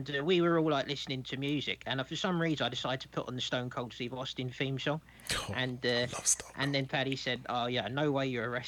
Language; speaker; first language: English; native; English